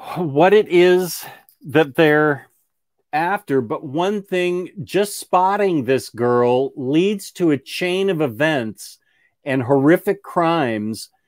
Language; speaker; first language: English; native; English